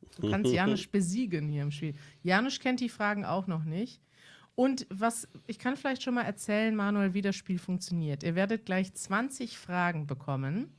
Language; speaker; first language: German; native; German